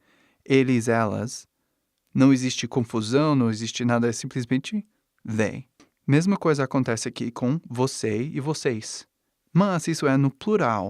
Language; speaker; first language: Portuguese; non-native, fluent; English